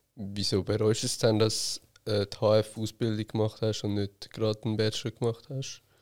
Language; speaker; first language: German; native; German